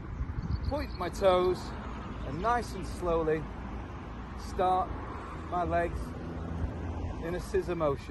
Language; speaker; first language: English; native; English